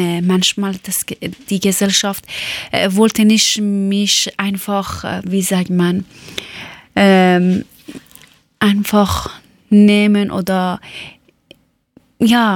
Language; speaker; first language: German; non-native, learner; Persian